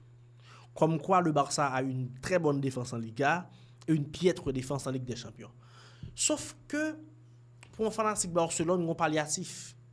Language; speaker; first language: French; non-native, local second language; Haitian Creole